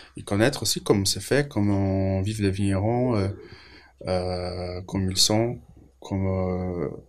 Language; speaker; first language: French; non-native, fluent; Portuguese